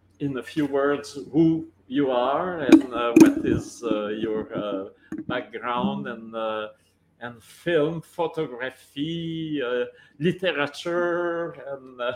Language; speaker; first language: English; non-native, local second language; French